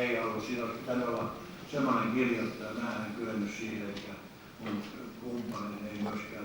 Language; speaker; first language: Finnish; native; Finnish